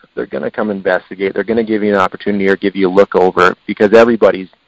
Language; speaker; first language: English; native; English